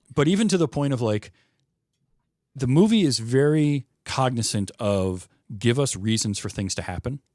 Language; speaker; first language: English; native; English